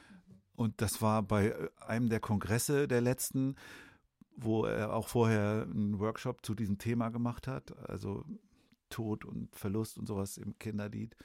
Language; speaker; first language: German; native; German